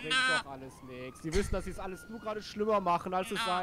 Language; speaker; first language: German; native; German